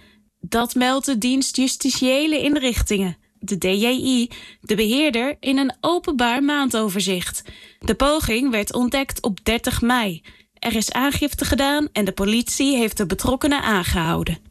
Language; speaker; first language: Dutch; native; Dutch